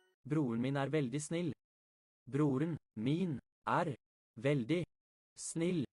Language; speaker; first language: Norwegian; non-native, learner; English